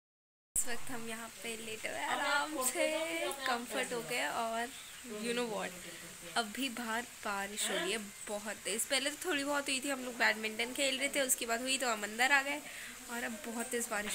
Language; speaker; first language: Hindi; native; Hindi